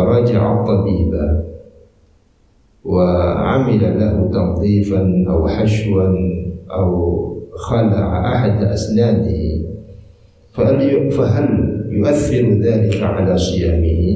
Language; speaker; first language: Arabic; non-native, fluent; Indonesian